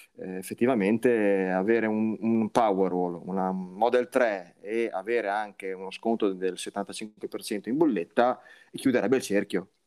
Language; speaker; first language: Italian; native; Italian